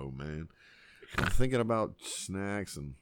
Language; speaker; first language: English; native; English